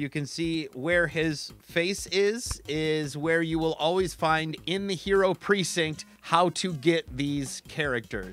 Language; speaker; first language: English; native; English